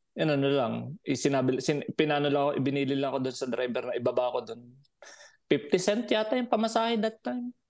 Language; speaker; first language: Filipino; native; Filipino